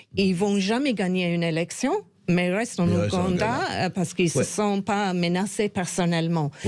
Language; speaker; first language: French; non-native, fluent; English